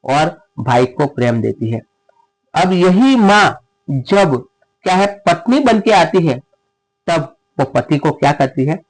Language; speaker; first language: Hindi; non-native, local second language; Gujarati